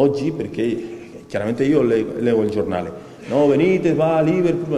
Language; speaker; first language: Italian; non-native, fluent; Spanish